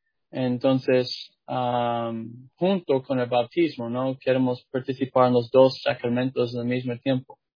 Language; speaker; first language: Spanish; non-native, fluent; English